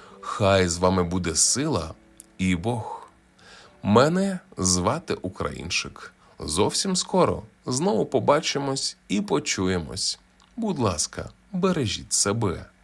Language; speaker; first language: Ukrainian; native; Ukrainian